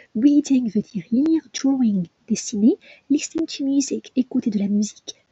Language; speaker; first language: French; native; French